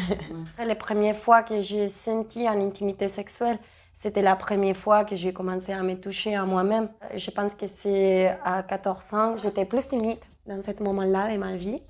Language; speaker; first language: French; non-native, learner; Spanish